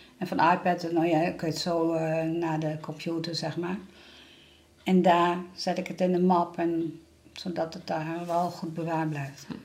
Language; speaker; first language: Dutch; native; Dutch